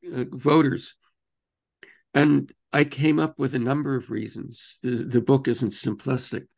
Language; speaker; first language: English; native; English